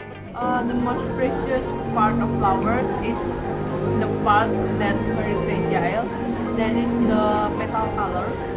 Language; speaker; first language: English; non-native, learner; Indonesian